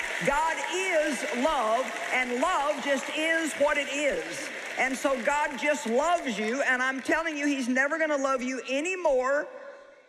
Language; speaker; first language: English; native; English